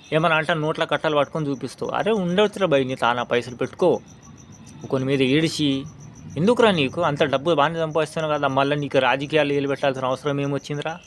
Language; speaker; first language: Telugu; non-native, local second language; Urdu